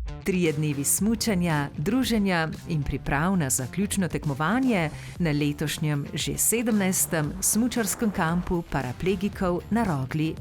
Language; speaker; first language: Slovenian; native; Slovenian